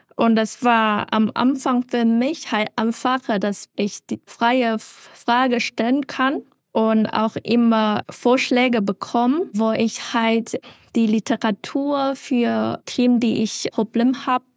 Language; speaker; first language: German; non-native, fluent; Chinese